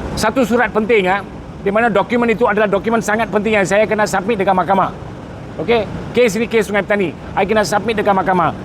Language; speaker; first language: Malay; non-native, local second language; Tamil